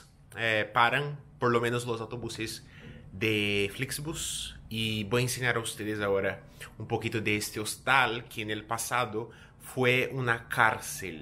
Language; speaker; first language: Spanish; non-native, fluent; Portuguese